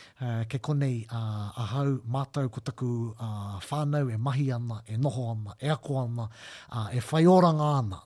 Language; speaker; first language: Māori; non-native, local second language; English